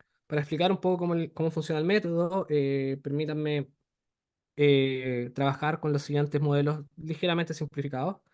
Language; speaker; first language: Spanish; native; Spanish